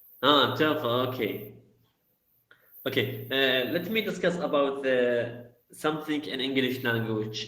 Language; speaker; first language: English; non-native, learner; Arabic